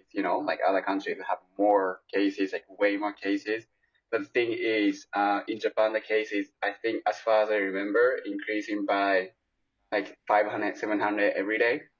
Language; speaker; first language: English; non-native, fluent; Japanese